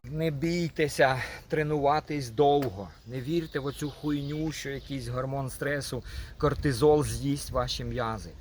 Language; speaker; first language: Ukrainian; non-native, local second language; Russian